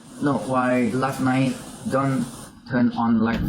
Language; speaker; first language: English; non-native, learner; Thai